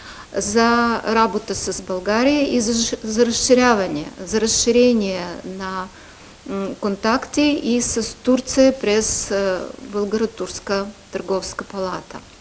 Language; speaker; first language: Bulgarian; non-native, fluent; Russian